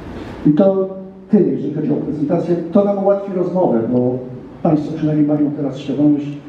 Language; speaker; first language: Polish; native; Polish